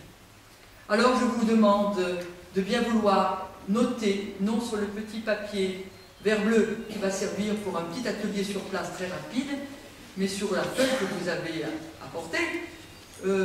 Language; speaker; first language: French; native; French